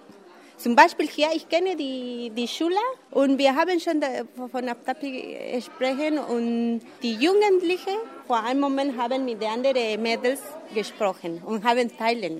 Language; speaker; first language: German; non-native, learner; Spanish